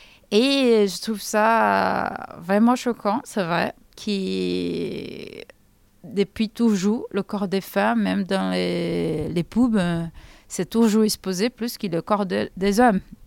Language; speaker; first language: French; non-native, fluent; Portuguese